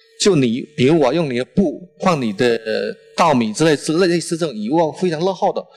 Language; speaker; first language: Chinese; non-native, local second language; Min Nan Chinese